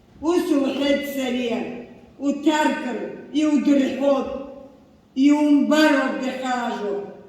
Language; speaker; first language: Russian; non-native, local second language; Abkhazian